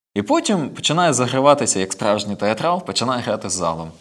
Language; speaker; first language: Ukrainian; non-native, local second language; Russian